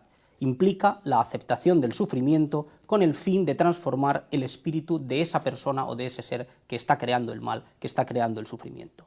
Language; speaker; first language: Spanish; native; Spanish